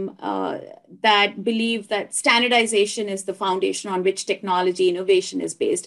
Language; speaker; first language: English; non-native, local second language; Hindi